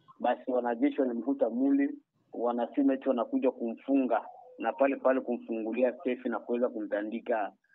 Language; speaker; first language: Swahili; native; Swahili